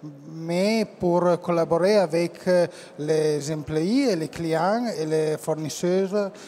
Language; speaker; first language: French; non-native, learner; Italian